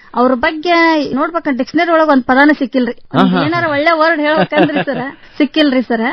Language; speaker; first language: Kannada; native; Kannada